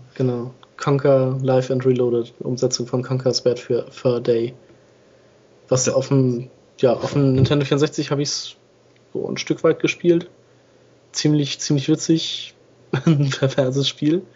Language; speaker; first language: German; non-native, fluent; English